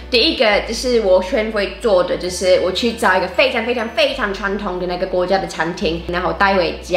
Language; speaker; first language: Chinese; non-native, fluent; English